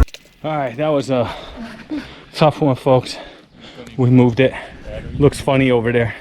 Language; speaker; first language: English; native; English